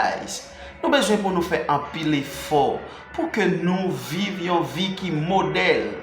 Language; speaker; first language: French; non-native, learner; Haitian Creole